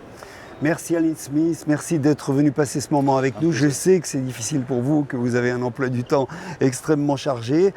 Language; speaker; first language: French; native; French